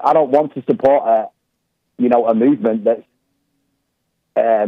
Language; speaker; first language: English; native; English